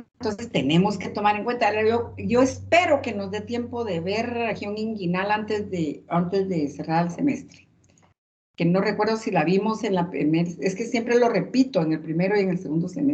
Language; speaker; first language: Spanish; native; Spanish